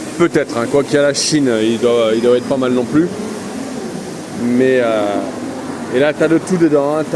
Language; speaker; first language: French; native; French